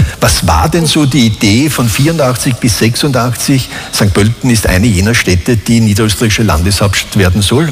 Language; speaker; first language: German; native; German